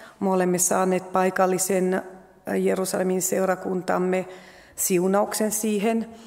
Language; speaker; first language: Finnish; non-native, fluent; French